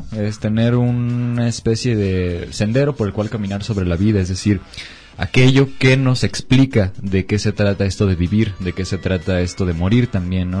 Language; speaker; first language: Spanish; native; Spanish